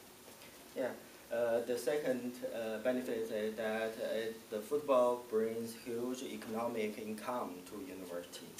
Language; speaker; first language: English; non-native, learner; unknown